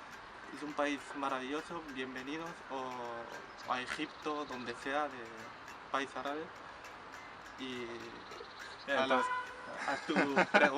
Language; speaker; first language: Spanish; non-native, local second language; Arabic